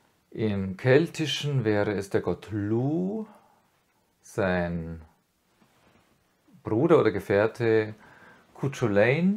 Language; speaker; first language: German; native; German